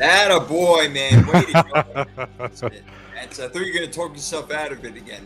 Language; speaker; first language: English; native; English